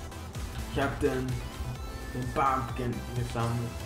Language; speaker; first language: German; non-native, learner; Italian